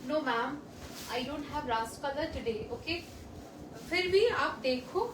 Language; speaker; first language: Hindi; non-native, local second language; Bangla